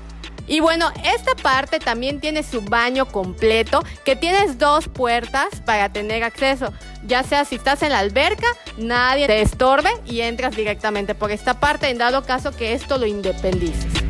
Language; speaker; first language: Spanish; native; Spanish